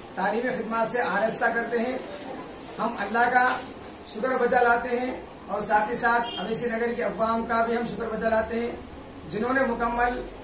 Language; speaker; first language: Urdu; native; Urdu